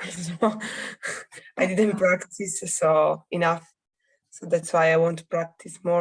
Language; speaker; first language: English; non-native, fluent; Italian